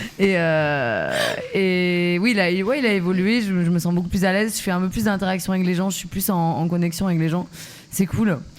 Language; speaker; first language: French; native; French